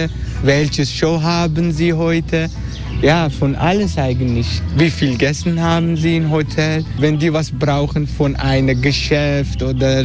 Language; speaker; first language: German; non-native, fluent; Turkish